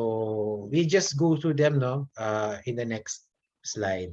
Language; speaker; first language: English; non-native, local second language; Filipino